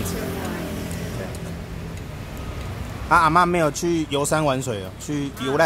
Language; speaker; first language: Chinese; native; Chinese